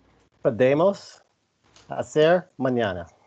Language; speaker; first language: Spanish; non-native, learner; English